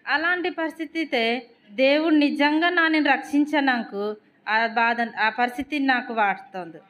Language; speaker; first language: Telugu; non-native, local second language; Koya